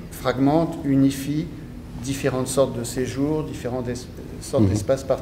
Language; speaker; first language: French; native; French